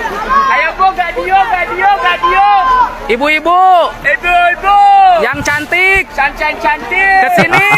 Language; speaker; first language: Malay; non-native, learner; Arabic